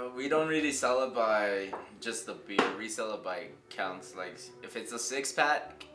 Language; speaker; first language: English; native; English